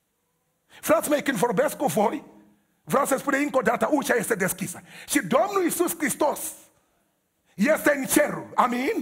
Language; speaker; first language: Romanian; non-native, learner; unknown